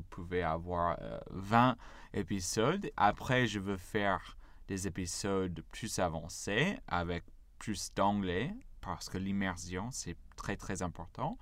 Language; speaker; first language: French; non-native, fluent; English